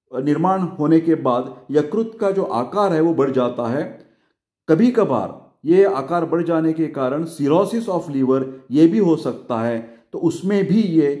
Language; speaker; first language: Hindi; non-native, local second language; Marathi